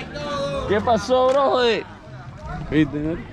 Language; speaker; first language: Spanish; native; Spanish